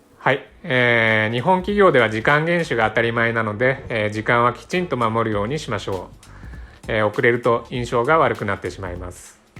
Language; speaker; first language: Japanese; native; Japanese